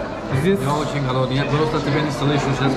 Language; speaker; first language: Russian; non-native, learner; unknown